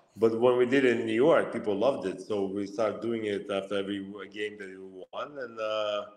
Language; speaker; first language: English; non-native, fluent; Lithuanian